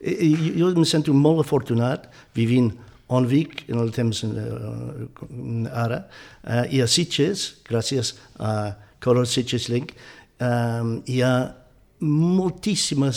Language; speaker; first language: Catalan; non-native, fluent; English